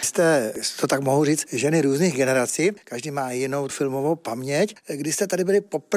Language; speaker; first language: Czech; native; Czech